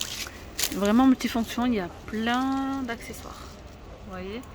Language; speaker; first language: French; native; French